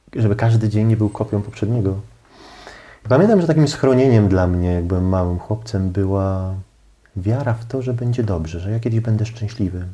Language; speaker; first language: Polish; native; Polish